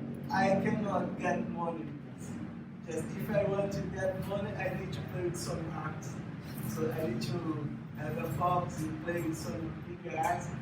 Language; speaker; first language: English; non-native, fluent; Portuguese